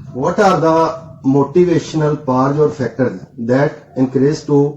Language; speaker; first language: English; non-native, local second language; Punjabi